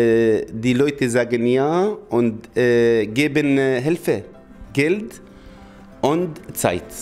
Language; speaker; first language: German; non-native, learner; Arabic